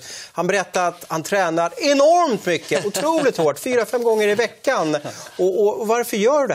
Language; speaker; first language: Swedish; native; Swedish